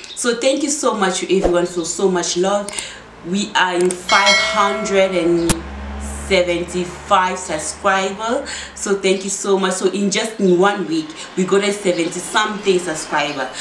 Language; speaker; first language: English; non-native, fluent; Lingala